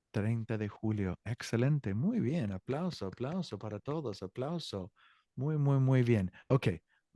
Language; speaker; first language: Spanish; non-native, fluent; English